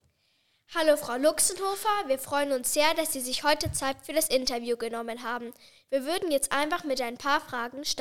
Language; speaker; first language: German; native; German